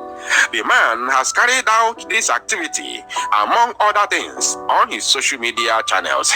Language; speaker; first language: English; non-native, local second language; Igbo